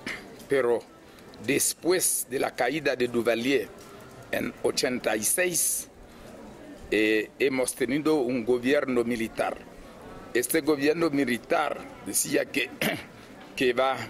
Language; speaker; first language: Spanish; non-native, fluent; Haitian Creole